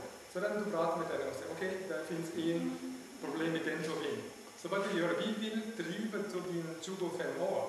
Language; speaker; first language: Swedish; non-native, learner; German